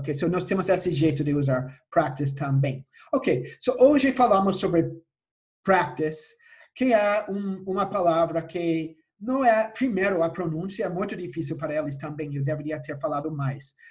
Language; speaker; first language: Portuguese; non-native, fluent; English